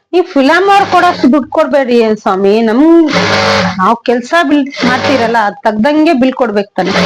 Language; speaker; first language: Kannada; non-native, local second language; Tamil